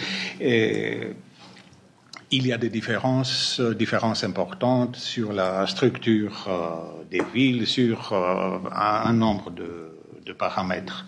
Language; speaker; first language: French; non-native, fluent; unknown